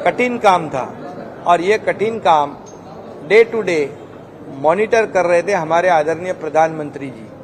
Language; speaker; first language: Hindi; non-native, local second language; Marathi